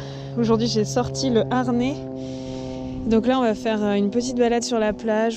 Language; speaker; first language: French; native; French